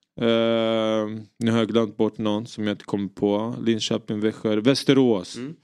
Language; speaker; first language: Swedish; early bilingual, other home language; Greek